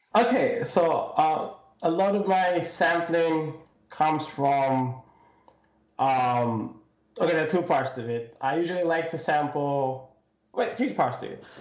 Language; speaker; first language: English; non-native, local second language; Nyanja